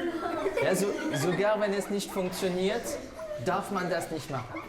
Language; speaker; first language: German; non-native, fluent; French